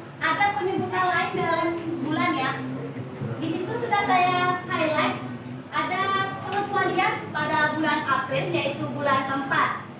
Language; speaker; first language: Indonesian; native; Indonesian